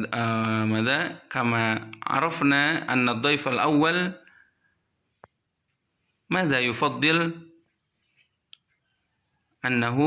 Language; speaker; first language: Arabic; non-native, fluent; Indonesian